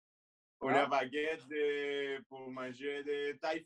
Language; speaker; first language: French; non-native, fluent; Spanish